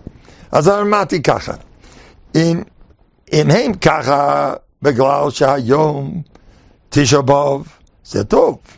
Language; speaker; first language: Hebrew; non-native, fluent; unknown